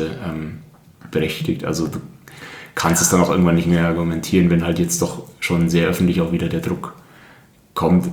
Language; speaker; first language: German; native; German